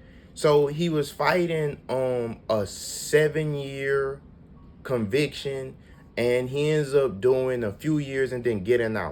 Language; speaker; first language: English; native; English